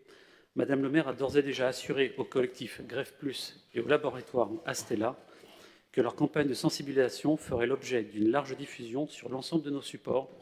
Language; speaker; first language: French; native; French